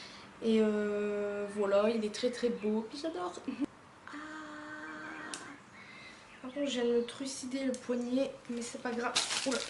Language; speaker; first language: French; native; French